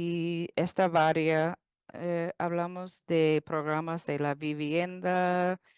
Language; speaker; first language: Spanish; non-native, fluent; English